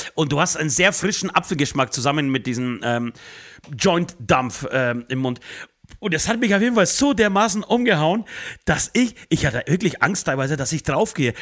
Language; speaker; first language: German; native; German